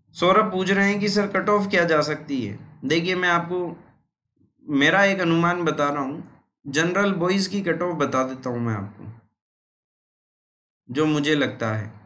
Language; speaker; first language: Hindi; native; Hindi